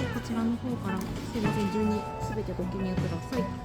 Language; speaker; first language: Japanese; native; Japanese